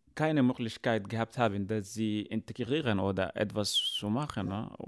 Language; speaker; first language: German; non-native, learner; Arabic